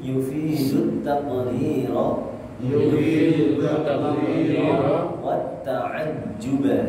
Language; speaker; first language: Arabic; non-native, fluent; Indonesian